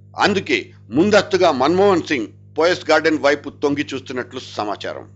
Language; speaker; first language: Telugu; native; Telugu